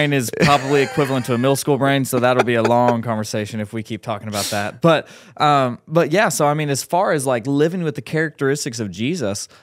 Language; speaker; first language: English; native; English